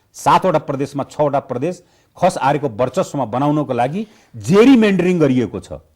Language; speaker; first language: Nepali; non-native, local second language; Bhojpuri